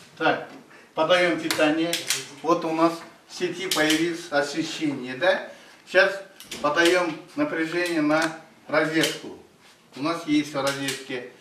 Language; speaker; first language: Russian; non-native, local second language; Kazakh